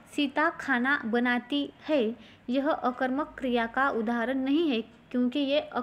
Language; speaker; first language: Hindi; non-native, local second language; Marathi